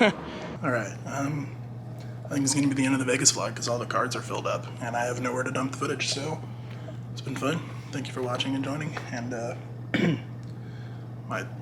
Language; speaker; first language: English; native; English